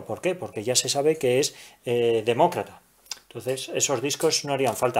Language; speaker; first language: Spanish; native; Spanish